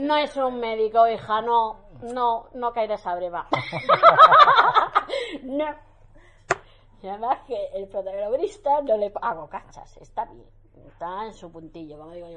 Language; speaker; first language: Spanish; native; Spanish